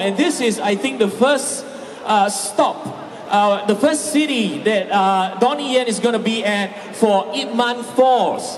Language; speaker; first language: English; non-native, local second language; Chinese